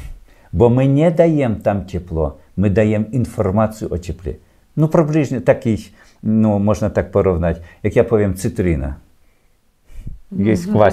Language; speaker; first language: Polish; non-native, learner; Ukrainian